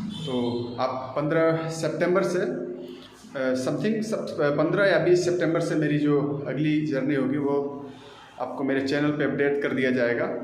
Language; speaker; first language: Hindi; native; Hindi